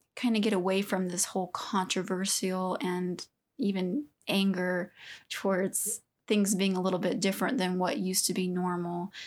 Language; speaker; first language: English; native; English